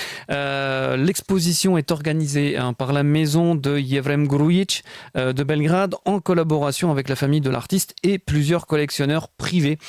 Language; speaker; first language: French; native; French